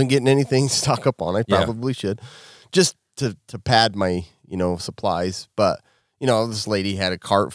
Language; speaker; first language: English; native; English